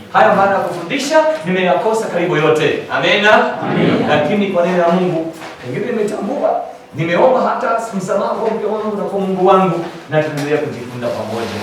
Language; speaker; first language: Swahili; non-native, fluent; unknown